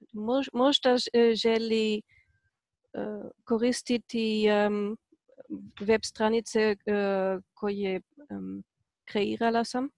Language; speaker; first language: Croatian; non-native, learner; Polish